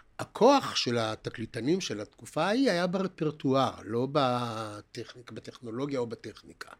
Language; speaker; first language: Hebrew; native; Hebrew